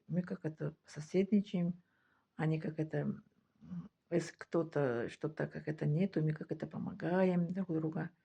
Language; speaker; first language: Russian; non-native, fluent; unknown